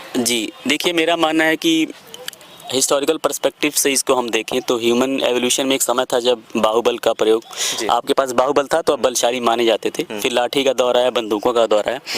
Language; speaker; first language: Hindi; native; Hindi